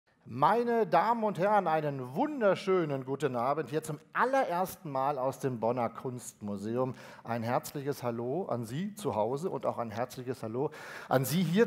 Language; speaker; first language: German; native; German